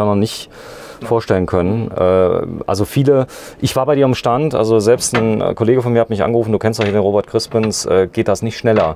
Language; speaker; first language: German; native; German